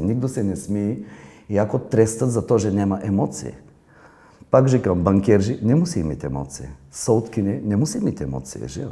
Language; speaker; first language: Czech; non-native, fluent; Bulgarian